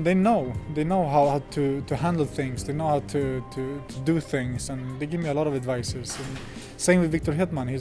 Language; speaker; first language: English; non-native, fluent; Swedish